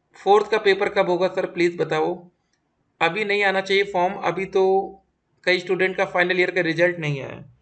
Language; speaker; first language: Hindi; native; Hindi